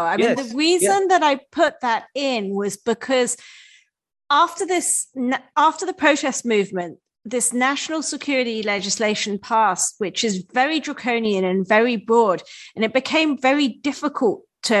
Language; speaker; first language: English; native; English